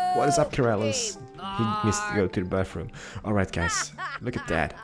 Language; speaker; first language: English; non-native, fluent; Polish